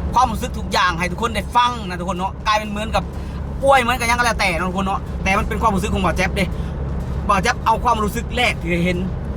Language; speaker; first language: Thai; native; Thai